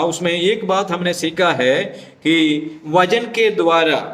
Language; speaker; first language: Hindi; non-native, local second language; Malayalam